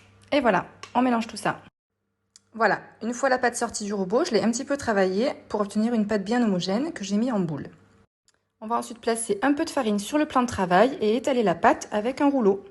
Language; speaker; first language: French; native; French